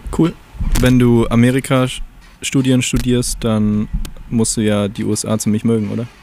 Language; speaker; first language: German; native; German